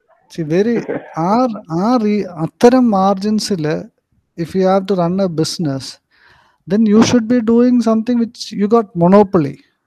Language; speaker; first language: English; non-native, local second language; Malayalam